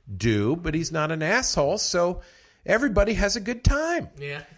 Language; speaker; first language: English; native; English